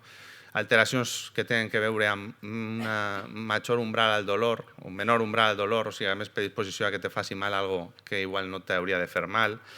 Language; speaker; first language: Catalan; native; Catalan